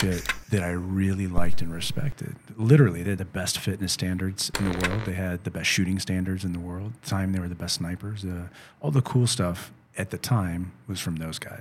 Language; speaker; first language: English; native; English